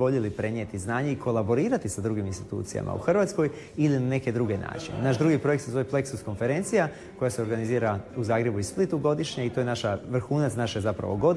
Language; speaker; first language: Croatian; native; Croatian